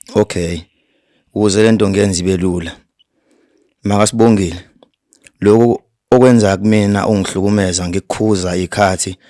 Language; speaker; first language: Zulu; native; Zulu